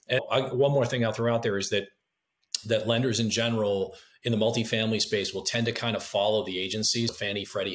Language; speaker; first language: English; native; English